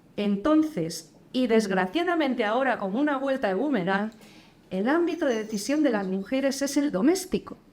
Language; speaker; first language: Spanish; native; Spanish